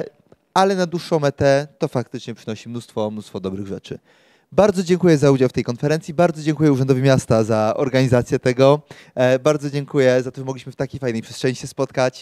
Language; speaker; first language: Polish; native; Polish